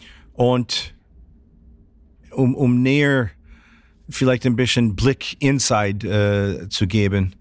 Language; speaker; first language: German; non-native, fluent; English